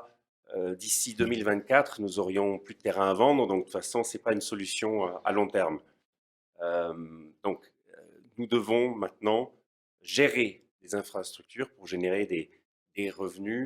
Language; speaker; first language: French; native; French